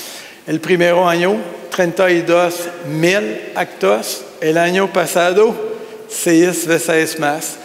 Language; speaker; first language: Spanish; non-native, learner; French